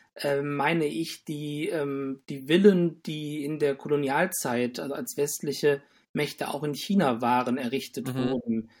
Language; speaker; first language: German; native; German